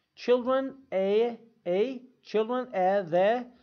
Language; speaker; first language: English; non-native, fluent; Persian